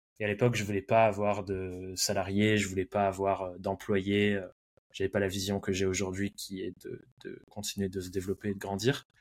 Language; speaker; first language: French; early bilingual, other home language; English